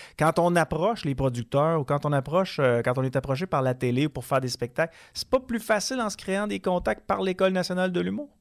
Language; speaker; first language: French; native; French